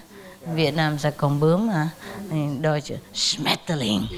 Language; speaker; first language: German; non-native, learner; Vietnamese